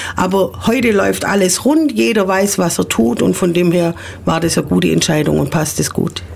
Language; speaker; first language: German; native; German